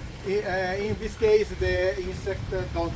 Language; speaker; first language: English; non-native, learner; Italian